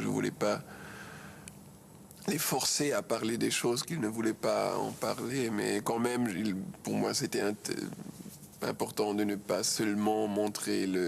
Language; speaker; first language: French; non-native, local second language; German